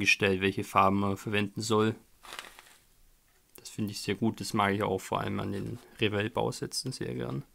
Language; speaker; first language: German; native; German